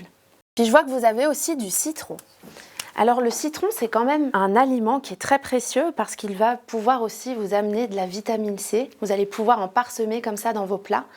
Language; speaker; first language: French; native; French